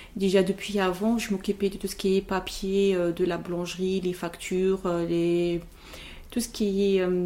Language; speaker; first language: French; non-native, local second language; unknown